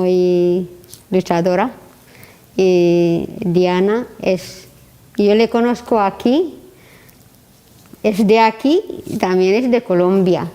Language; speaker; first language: Spanish; non-native, learner; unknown